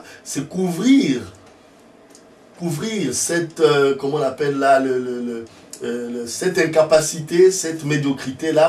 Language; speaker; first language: French; non-native, local second language; Lingala